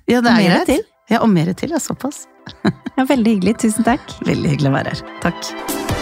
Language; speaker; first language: Norwegian; early bilingual, other home language; Icelandic